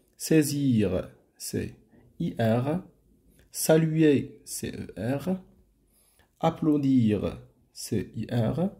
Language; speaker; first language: French; non-native, local second language; Arabic